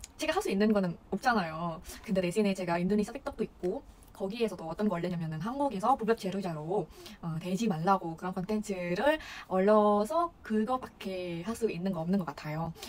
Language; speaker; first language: Korean; non-native, fluent; Indonesian